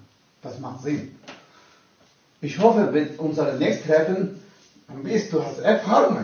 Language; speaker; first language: German; non-native, learner; Tibetan